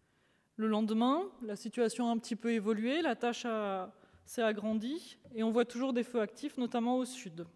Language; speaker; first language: French; native; French